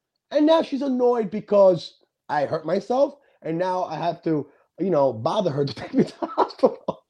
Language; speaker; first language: English; early bilingual, other home language; Sicilian